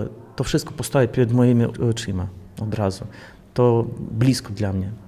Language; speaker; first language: Polish; non-native, learner; Belarusian